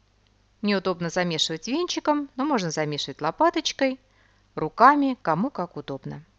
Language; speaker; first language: Russian; native; Russian